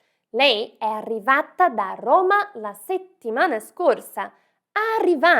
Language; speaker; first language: Italian; non-native, fluent; Portuguese